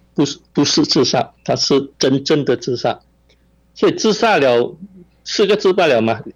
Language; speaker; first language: Chinese; non-native, local second language; Min Nan Chinese